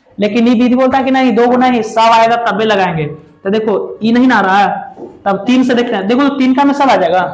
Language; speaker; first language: Hindi; native; Hindi